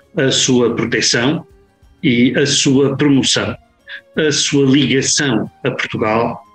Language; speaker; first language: Portuguese; native; Portuguese